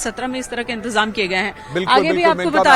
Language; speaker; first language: Hindi; native; Hindi